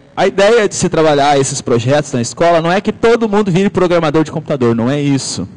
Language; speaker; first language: Portuguese; native; Portuguese